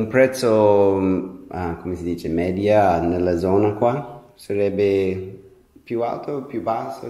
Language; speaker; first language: Italian; non-native, learner; English